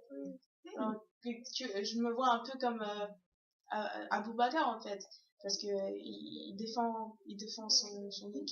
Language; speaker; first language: French; early bilingual, other home language; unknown